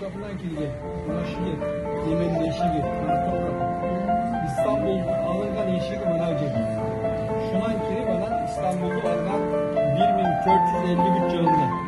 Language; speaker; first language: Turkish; non-native, learner; Kyrgyz